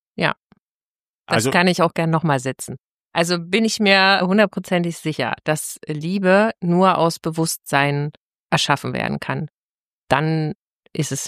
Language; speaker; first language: German; native; German